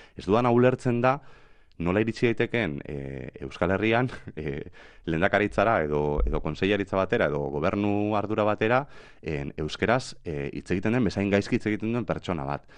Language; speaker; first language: Basque; native; Basque